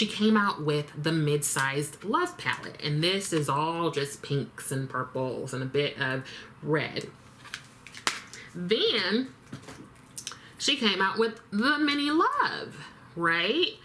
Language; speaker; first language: English; native; English